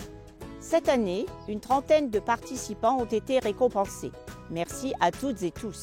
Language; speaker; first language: French; native; French